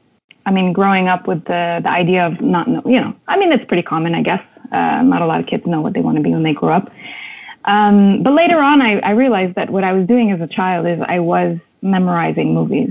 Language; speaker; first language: English; native; English